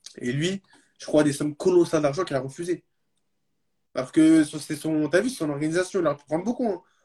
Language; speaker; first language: French; early bilingual, other home language; Arabic